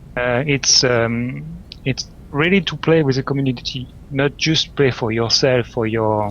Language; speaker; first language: English; non-native, learner; French